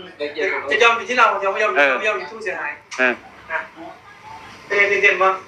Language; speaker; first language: Thai; native; Thai